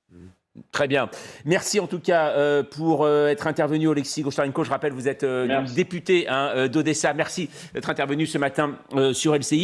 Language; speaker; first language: French; native; French